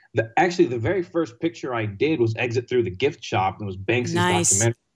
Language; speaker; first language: English; non-native, fluent; Greek